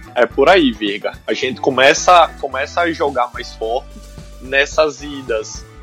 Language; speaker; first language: Portuguese; native; Portuguese